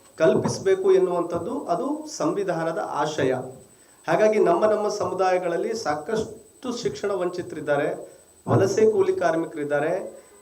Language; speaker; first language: Kannada; non-native, local second language; Lambadi